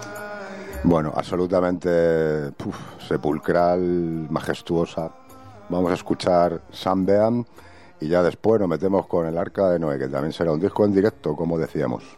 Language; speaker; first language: Spanish; native; Spanish